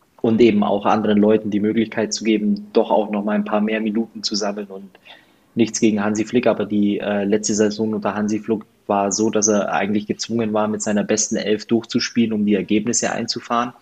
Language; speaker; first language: German; native; German